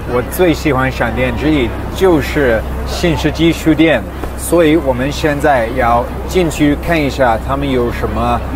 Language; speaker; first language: Chinese; non-native, fluent; English